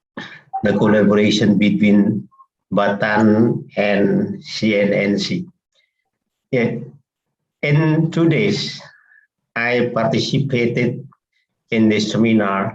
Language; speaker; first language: English; non-native, fluent; Indonesian